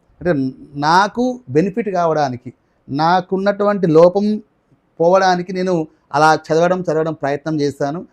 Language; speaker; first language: Telugu; non-native, local second language; Marathi